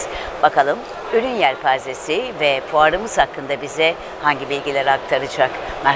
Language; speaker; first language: Turkish; native; Turkish